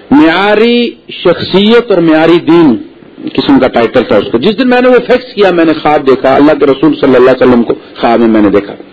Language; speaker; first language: Urdu; non-native, local second language; Punjabi